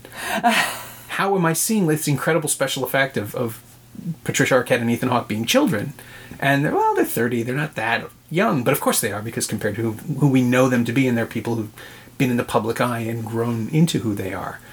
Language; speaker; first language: English; native; English